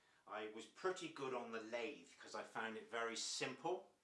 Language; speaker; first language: English; native; English